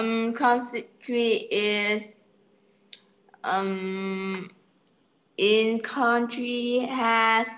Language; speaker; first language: English; non-native, learner; Vietnamese